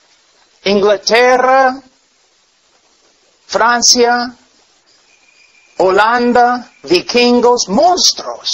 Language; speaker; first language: Spanish; non-native, fluent; English